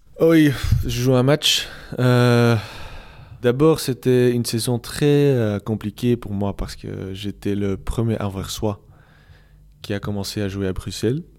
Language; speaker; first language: French; non-native, local second language; Dutch